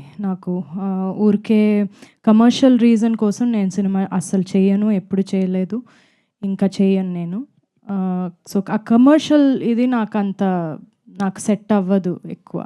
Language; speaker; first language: Telugu; non-native, fluent; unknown